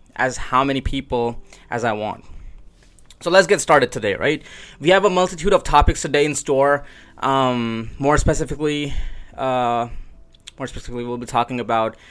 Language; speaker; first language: English; non-native, local second language; Urdu